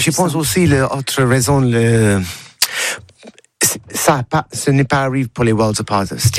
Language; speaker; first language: French; non-native, learner; English